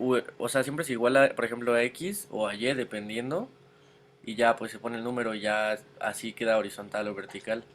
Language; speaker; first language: Spanish; native; Spanish